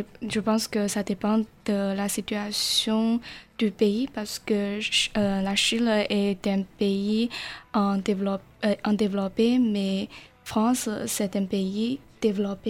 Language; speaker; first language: French; non-native, learner; Chinese